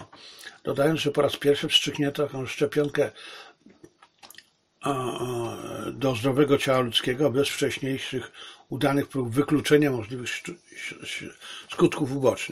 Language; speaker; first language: Polish; native; Polish